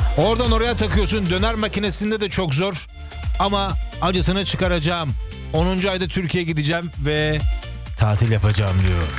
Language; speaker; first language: Turkish; early bilingual, heritage; Turkish